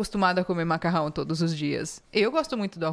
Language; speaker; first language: Portuguese; non-native, fluent; Italian